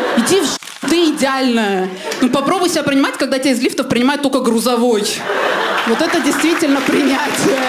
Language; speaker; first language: Russian; early bilingual, other home language; Armenian